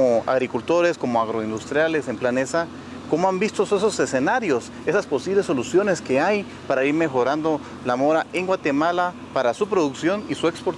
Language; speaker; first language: Spanish; native; Spanish